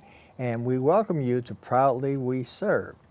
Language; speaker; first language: English; native; English